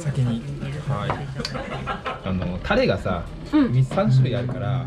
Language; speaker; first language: Japanese; native; Japanese